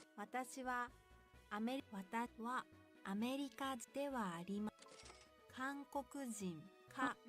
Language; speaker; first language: Japanese; non-native, learner; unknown